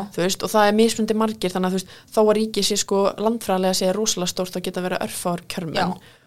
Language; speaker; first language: Icelandic; early bilingual, heritage; Icelandic